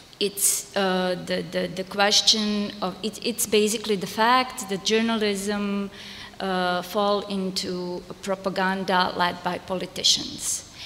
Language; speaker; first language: English; non-native, fluent; Serbian